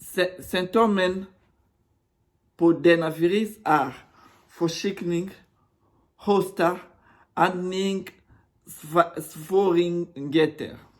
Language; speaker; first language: Swedish; non-native, learner; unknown